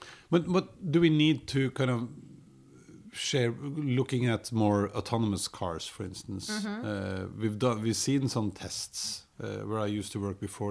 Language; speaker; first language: English; non-native, fluent; Norwegian